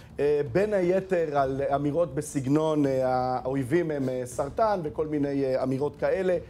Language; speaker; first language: Hebrew; native; Hebrew